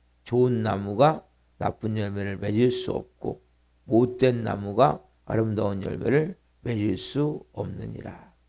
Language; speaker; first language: Korean; native; Korean